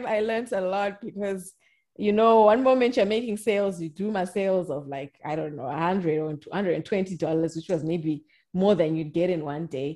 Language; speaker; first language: English; non-native, local second language; Shona